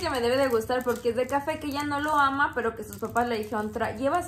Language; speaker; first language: Spanish; native; Spanish